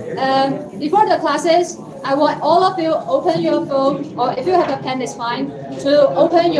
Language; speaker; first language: English; non-native, fluent; Chinese